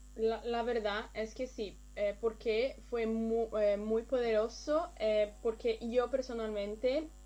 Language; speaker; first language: Spanish; non-native, learner; Portuguese